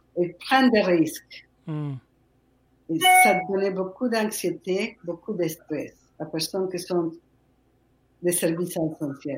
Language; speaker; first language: French; non-native, fluent; Spanish